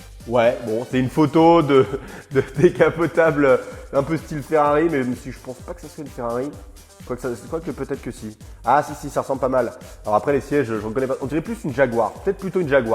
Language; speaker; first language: French; native; French